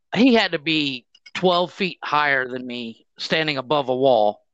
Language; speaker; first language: English; native; English